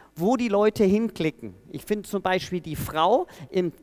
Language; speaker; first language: German; native; German